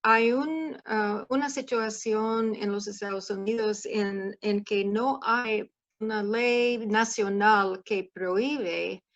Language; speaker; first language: Spanish; non-native, fluent; English